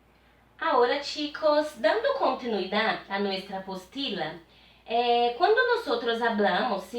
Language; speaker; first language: Spanish; non-native, fluent; Portuguese